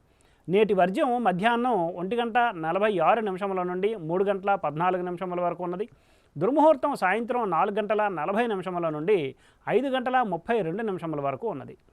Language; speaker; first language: Telugu; native; Telugu